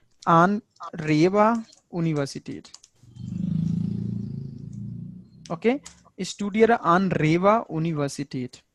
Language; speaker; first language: German; non-native, fluent; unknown